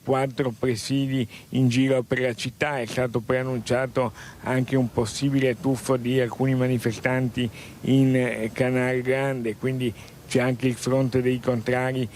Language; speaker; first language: Italian; native; Italian